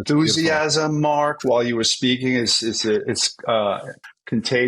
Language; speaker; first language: English; native; English